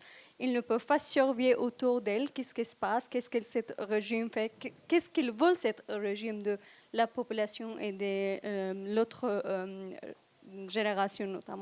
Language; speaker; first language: French; non-native, fluent; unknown